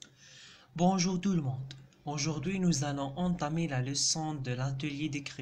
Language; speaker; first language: French; non-native, local second language; Arabic